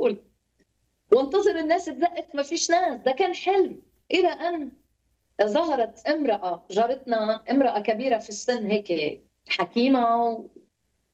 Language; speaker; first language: Arabic; native; Arabic